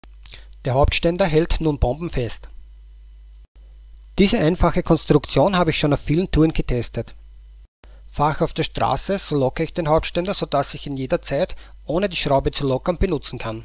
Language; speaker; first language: German; native; German